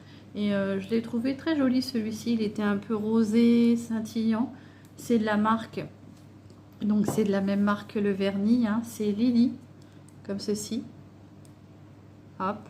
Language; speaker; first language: French; native; French